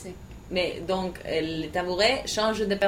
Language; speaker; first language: French; non-native, fluent; Spanish